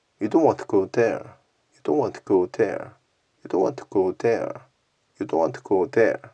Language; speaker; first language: English; non-native, learner; Korean